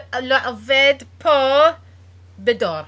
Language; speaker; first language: Hebrew; non-native, learner; English